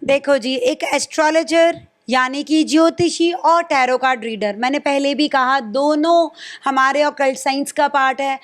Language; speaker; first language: Hindi; non-native, local second language; Punjabi